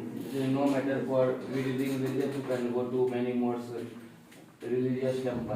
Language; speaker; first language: English; non-native, learner; Hindi